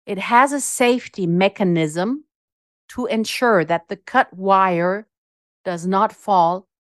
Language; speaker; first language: English; non-native, fluent; German